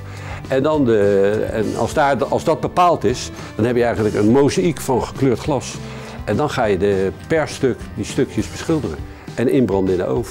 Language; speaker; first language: Dutch; native; Dutch